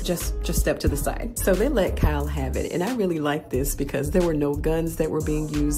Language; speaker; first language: English; native; English